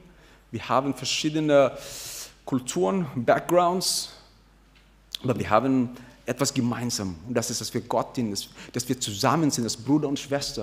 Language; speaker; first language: German; non-native, fluent; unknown